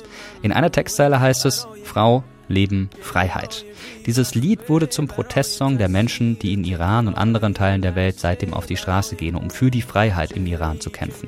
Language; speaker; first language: German; native; German